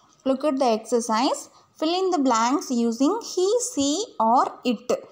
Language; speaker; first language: English; non-native, local second language; Tamil